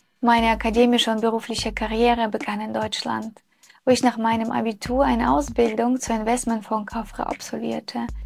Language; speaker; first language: German; early bilingual, other home language; Russian